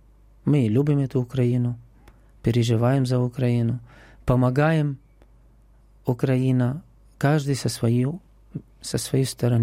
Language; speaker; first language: Russian; non-native, learner; Arabic